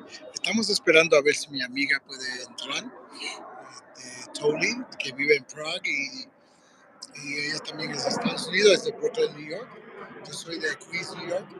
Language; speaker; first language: Spanish; early bilingual, heritage; Spanish